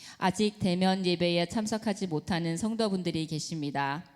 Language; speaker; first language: Korean; native; Korean